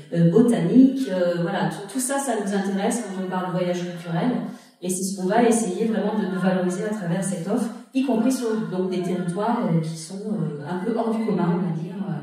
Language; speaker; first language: French; native; French